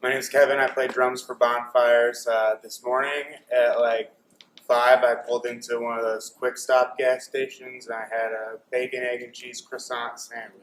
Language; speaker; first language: English; native; English